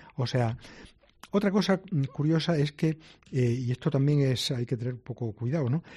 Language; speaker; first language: Spanish; native; Spanish